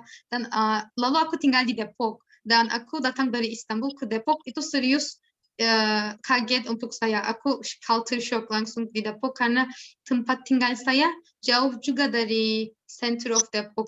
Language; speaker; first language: Indonesian; non-native, learner; Turkish